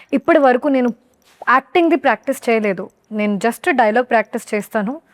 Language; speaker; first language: Telugu; non-native, learner; Hindi